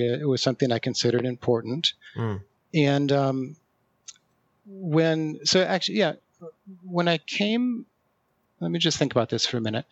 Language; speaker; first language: English; native; English